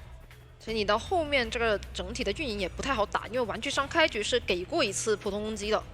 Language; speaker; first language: Chinese; native; Chinese